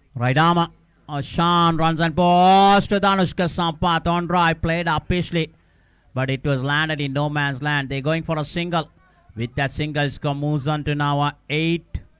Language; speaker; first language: English; non-native, local second language; Sinhala